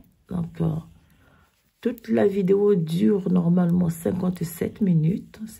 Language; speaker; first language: French; native; French